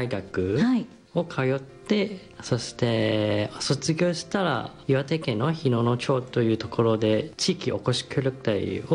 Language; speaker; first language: Japanese; non-native, fluent; Cantonese